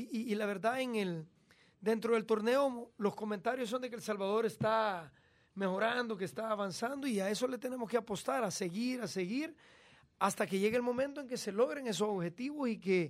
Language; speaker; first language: Spanish; native; Spanish